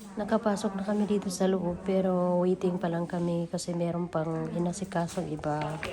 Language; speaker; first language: Filipino; native; Filipino